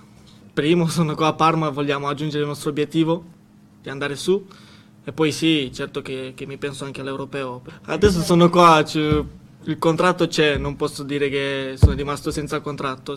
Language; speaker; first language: Italian; non-native, learner; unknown